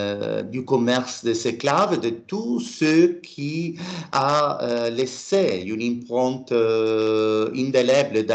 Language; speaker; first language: French; non-native, learner; Italian